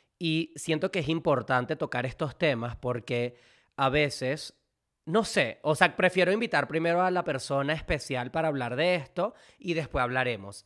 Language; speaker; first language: Spanish; native; Spanish